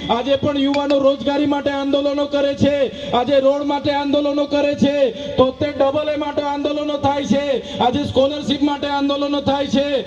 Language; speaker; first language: Gujarati; non-native, local second language; Vasavi